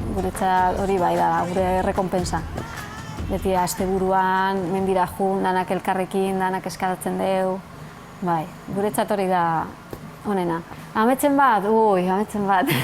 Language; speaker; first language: Basque; non-native, learner; Spanish